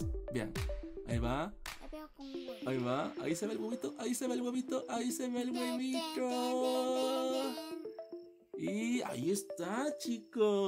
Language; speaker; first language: Spanish; native; Spanish